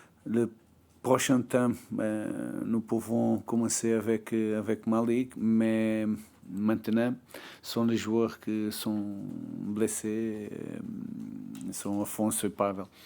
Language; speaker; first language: French; non-native, learner; Portuguese